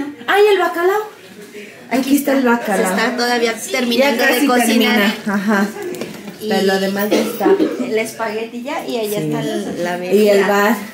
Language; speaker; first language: Spanish; non-native, fluent; English